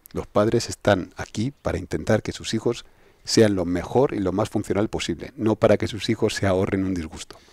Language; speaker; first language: Spanish; native; Spanish